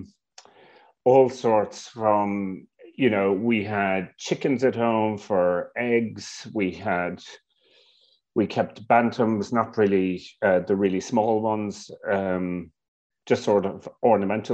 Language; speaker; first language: English; native; English